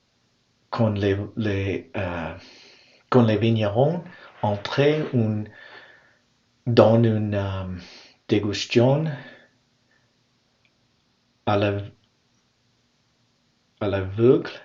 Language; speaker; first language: French; non-native, learner; English